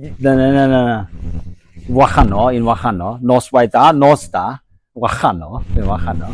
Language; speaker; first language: Welsh; non-native, learner; Cantonese